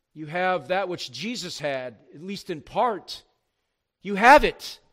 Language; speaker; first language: English; native; English